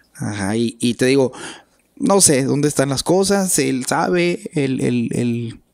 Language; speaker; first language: Spanish; native; Spanish